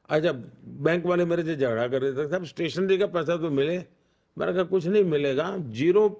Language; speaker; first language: Hindi; non-native, local second language; Gujarati